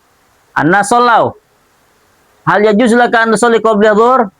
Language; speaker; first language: Arabic; non-native, fluent; Indonesian